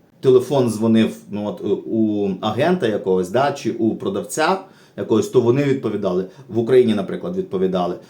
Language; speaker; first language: Ukrainian; native; Ukrainian